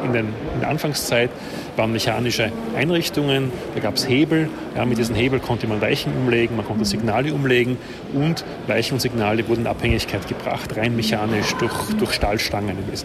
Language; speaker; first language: German; native; German